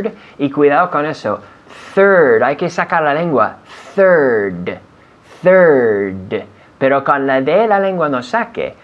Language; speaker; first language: Spanish; non-native, fluent; English